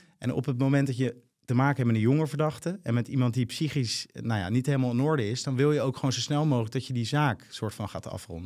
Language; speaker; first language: Dutch; native; Dutch